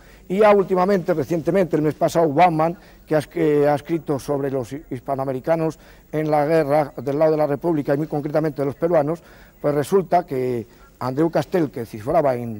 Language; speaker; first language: Spanish; native; Spanish